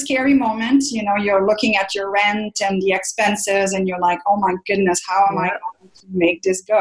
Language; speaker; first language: English; non-native, fluent; French